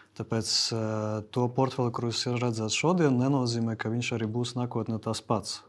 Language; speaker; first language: Latvian; non-native, local second language; Russian